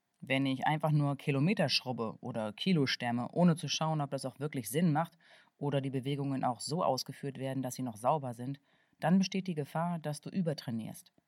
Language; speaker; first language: German; native; German